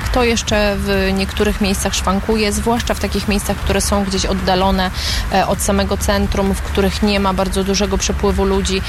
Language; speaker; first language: Polish; native; Polish